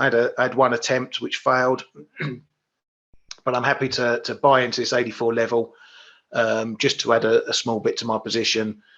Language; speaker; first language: English; native; English